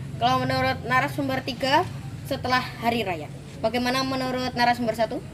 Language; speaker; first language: Indonesian; native; Indonesian